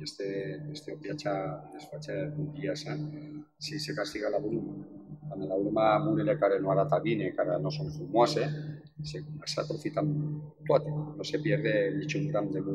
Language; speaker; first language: Romanian; non-native, fluent; Spanish